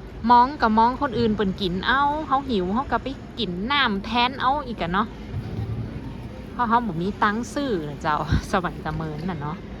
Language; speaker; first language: Thai; native; Thai